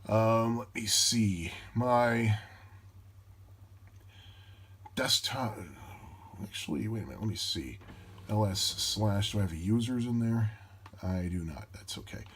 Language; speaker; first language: English; native; English